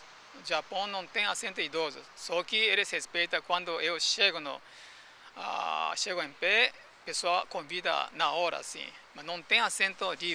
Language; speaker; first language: Portuguese; non-native, fluent; Japanese